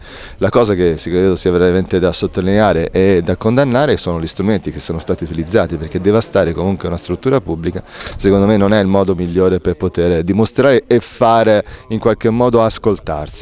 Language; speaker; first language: Italian; native; Italian